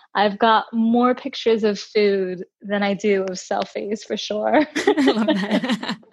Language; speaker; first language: English; native; English